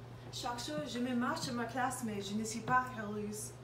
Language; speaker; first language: French; non-native, learner; English